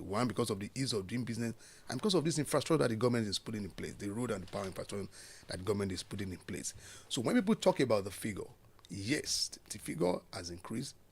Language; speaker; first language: English; non-native, local second language; Yoruba